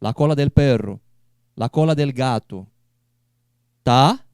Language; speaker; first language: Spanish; non-native, fluent; Portuguese